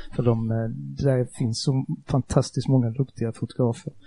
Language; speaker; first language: Swedish; native; Swedish